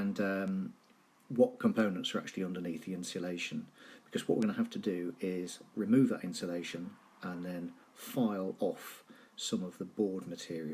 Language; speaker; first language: English; native; English